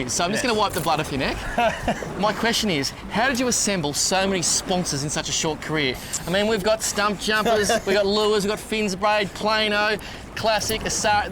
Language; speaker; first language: English; native; English